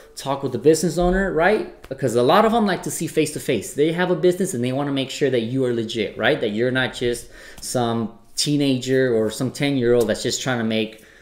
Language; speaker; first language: English; native; English